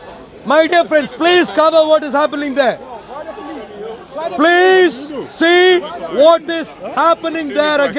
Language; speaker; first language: English; non-native, fluent; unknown